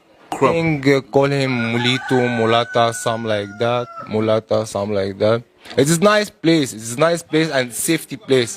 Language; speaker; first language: English; non-native, learner; Arabic